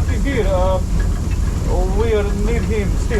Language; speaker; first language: English; non-native, learner; Bosnian